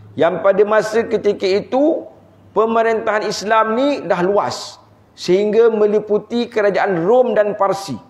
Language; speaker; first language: Malay; native; Malay